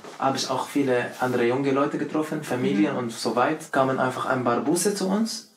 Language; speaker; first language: German; non-native, fluent; Arabic